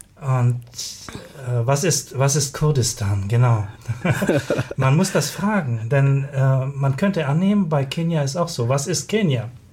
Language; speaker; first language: German; native; German